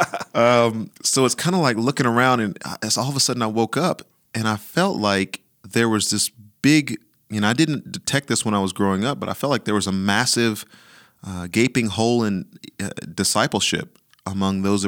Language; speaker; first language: English; native; English